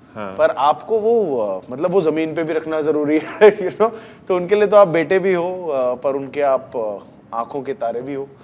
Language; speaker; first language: Hindi; native; Hindi